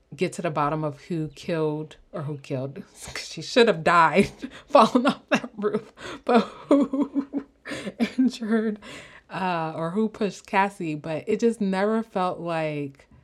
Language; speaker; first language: English; native; English